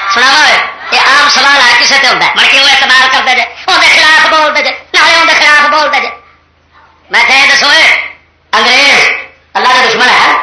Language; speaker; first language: Urdu; non-native, local second language; Punjabi